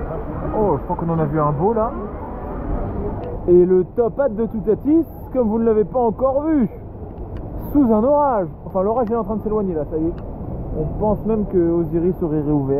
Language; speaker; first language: French; native; French